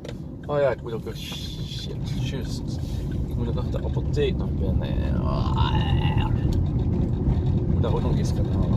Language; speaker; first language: Dutch; native; Dutch